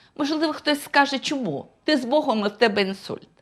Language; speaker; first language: Ukrainian; non-native, fluent; Russian